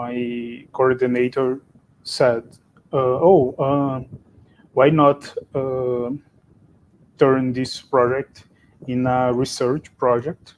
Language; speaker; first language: English; non-native, fluent; Portuguese